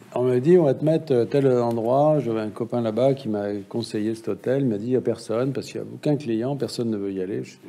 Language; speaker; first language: French; native; French